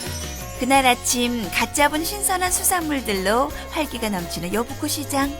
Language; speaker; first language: Korean; native; Korean